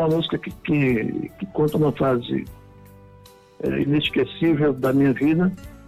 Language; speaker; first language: Portuguese; native; Portuguese